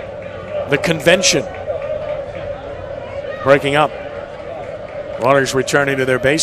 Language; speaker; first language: English; native; English